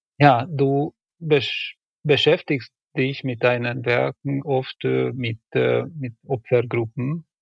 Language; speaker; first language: German; non-native, fluent; Hungarian